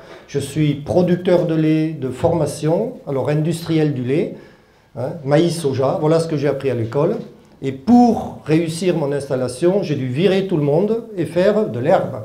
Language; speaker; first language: French; early bilingual, other home language; German